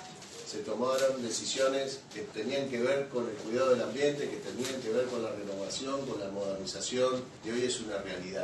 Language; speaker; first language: Spanish; native; Spanish